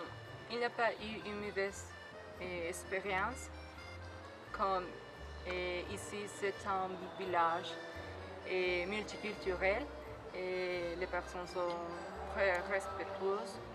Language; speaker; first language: French; non-native, learner; Spanish